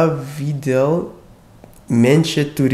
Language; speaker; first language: Russian; non-native, learner; English